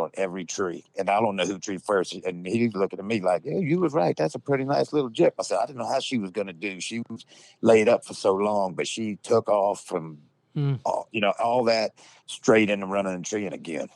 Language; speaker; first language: English; native; English